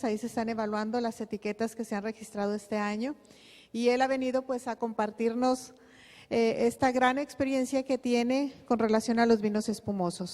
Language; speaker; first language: Spanish; native; Spanish